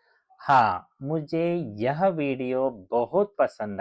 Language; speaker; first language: Hindi; non-native, local second language; Telugu